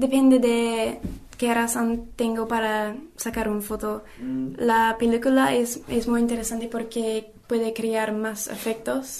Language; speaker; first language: Spanish; non-native, learner; English